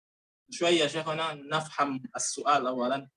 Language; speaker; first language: Arabic; non-native, learner; Indonesian